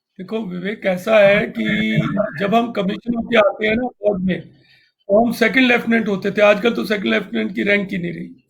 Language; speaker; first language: Hindi; non-native, local second language; Punjabi